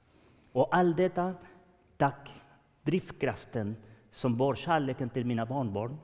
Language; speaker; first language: Swedish; non-native, fluent; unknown